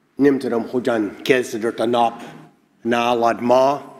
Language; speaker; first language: Hungarian; non-native, learner; English